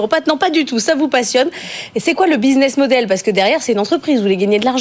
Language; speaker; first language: French; native; French